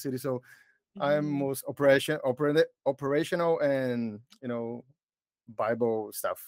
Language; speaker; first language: English; non-native, fluent; Portuguese